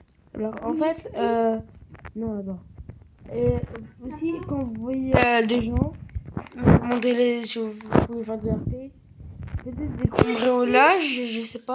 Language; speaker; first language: French; native; French